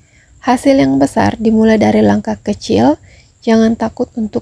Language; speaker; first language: Indonesian; native; Indonesian